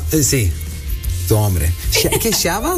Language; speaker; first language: Spanish; non-native, learner; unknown